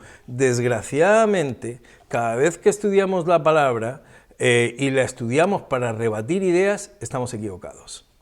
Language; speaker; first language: Spanish; native; Spanish